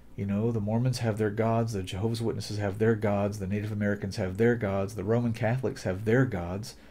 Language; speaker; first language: English; native; English